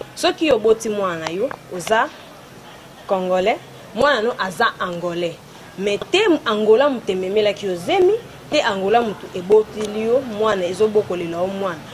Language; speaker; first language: Lingala; native; Lingala